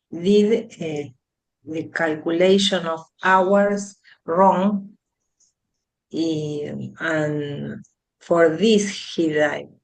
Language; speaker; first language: English; non-native, learner; Spanish